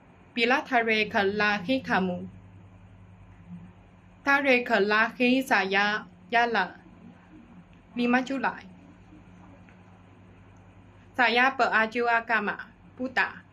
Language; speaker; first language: Indonesian; non-native, learner; Chinese